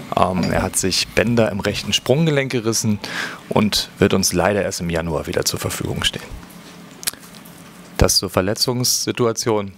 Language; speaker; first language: German; native; German